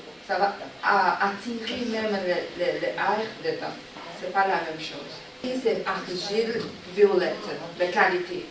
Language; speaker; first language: French; non-native, learner; Chinese